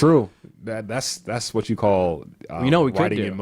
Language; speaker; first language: English; native; English